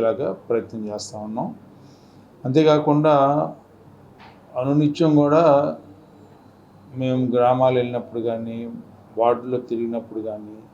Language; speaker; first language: Telugu; native; Telugu